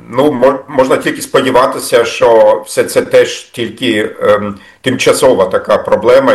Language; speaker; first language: Ukrainian; non-native, fluent; German